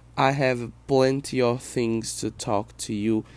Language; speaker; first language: English; non-native, fluent; Portuguese